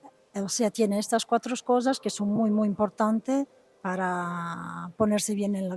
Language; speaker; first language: Spanish; non-native, fluent; Italian